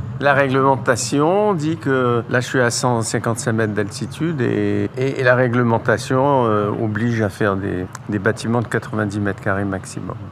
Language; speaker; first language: French; native; French